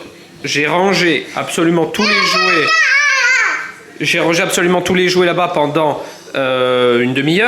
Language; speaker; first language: French; native; French